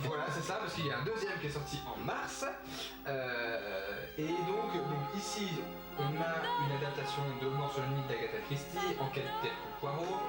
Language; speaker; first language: French; native; French